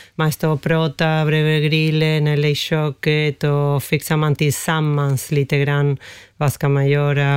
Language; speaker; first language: Swedish; non-native, fluent; Spanish